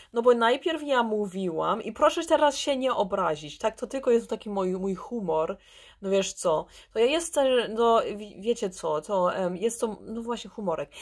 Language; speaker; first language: Polish; early bilingual, heritage; Polish